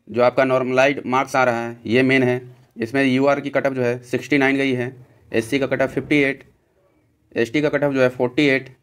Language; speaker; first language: Hindi; native; Hindi